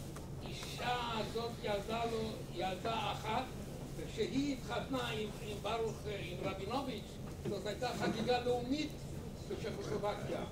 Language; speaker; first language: Hebrew; non-native, fluent; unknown